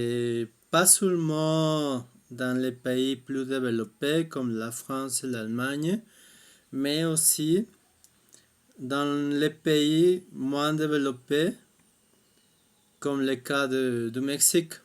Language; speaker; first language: French; non-native, fluent; Spanish